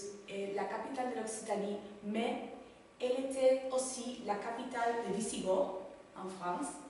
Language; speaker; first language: French; non-native, learner; Spanish